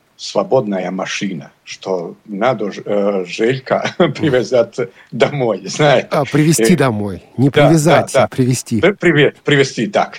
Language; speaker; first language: Russian; non-native, learner; Bosnian